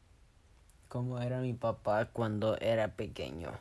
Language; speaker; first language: Spanish; early bilingual, heritage; Spanish